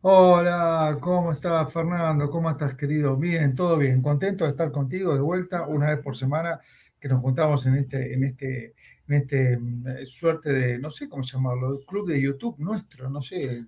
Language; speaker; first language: Spanish; native; Spanish